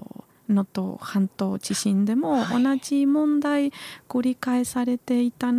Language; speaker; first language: Japanese; non-native, learner; Spanish